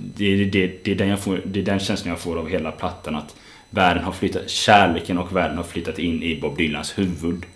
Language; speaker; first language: Swedish; native; Swedish